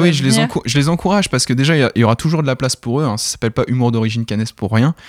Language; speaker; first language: French; native; French